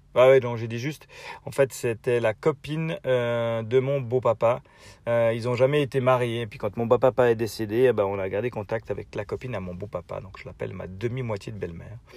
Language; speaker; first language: French; native; French